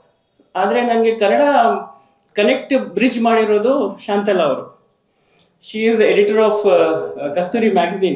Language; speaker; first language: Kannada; non-native, local second language; Urdu